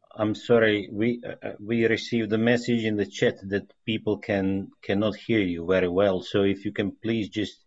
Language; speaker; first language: English; native; English